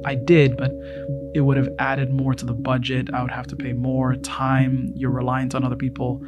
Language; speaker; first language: English; native; English